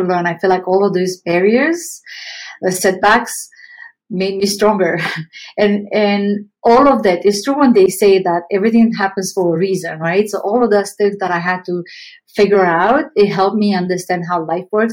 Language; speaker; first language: English; non-native, fluent; Romanian